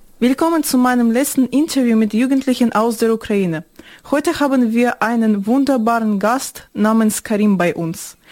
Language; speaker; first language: German; non-native, fluent; Ukrainian